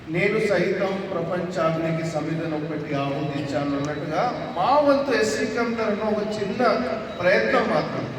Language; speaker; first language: Telugu; native; Telugu